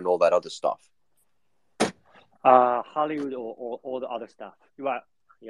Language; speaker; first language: English; non-native, learner; Japanese